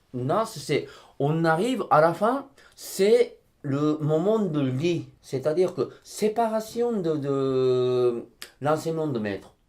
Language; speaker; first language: French; non-native, fluent; Japanese